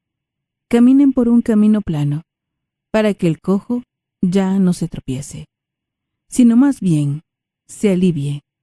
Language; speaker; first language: Spanish; native; Spanish